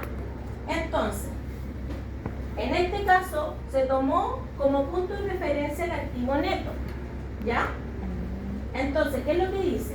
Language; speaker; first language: Spanish; native; Spanish